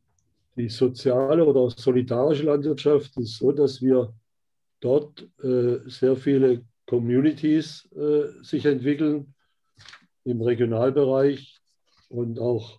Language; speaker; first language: German; native; German